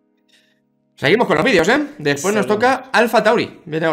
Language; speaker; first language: Spanish; native; Spanish